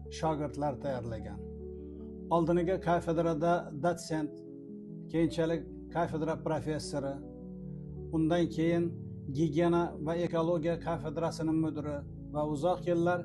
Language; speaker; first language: Uzbek; native; Uzbek